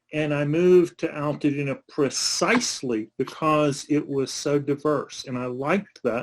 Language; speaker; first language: English; native; English